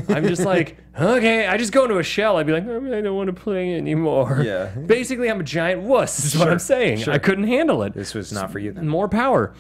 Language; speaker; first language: English; native; English